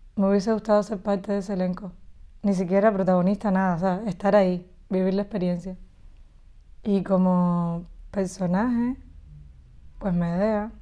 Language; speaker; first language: Spanish; native; Spanish